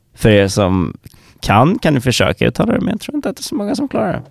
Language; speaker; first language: Swedish; native; Swedish